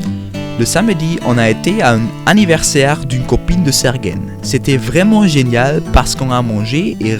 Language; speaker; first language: French; non-native, learner; German